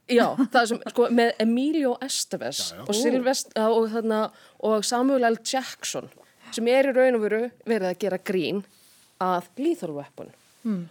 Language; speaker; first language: Icelandic; native; Icelandic